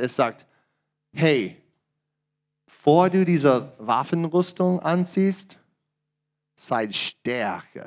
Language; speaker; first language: German; non-native, learner; English